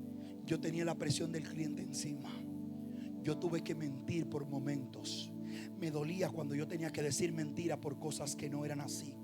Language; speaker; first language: Spanish; native; Spanish